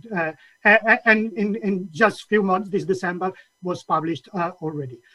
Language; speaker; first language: English; non-native, fluent; Catalan